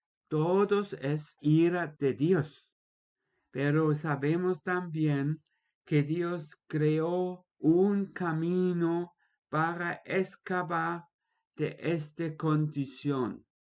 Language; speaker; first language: Spanish; non-native, fluent; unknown